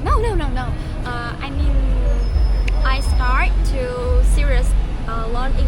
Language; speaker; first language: English; non-native, learner; Vietnamese